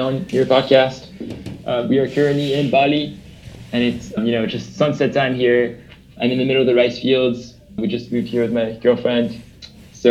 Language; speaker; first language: English; early bilingual, other home language; French